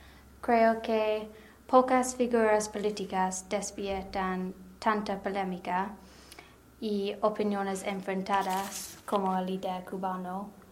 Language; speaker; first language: Spanish; non-native, learner; English